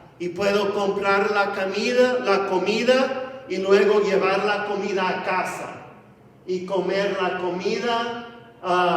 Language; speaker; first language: Spanish; non-native, fluent; English